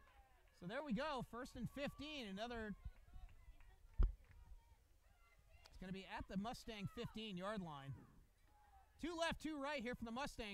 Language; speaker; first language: English; native; English